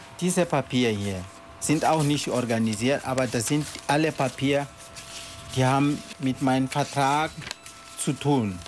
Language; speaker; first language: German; non-native, fluent; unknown